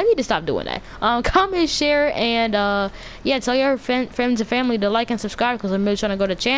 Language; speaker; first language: English; native; English